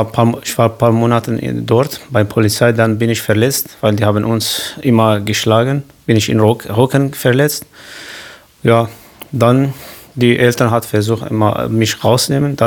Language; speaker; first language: German; non-native, learner; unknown